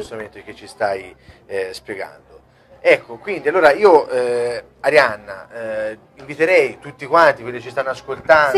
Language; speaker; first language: Italian; native; Italian